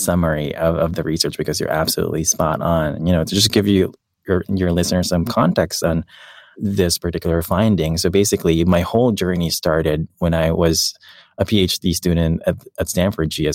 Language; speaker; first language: English; non-native, local second language; Filipino